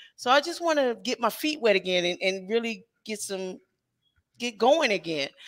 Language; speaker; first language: English; native; English